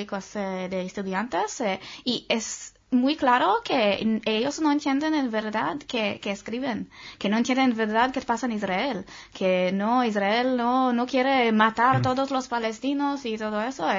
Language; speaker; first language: Spanish; non-native, fluent; Hebrew